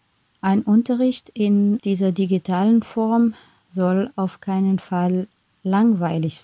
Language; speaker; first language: German; non-native, fluent; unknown